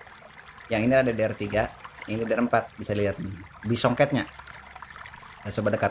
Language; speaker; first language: Indonesian; non-native, local second language; Sundanese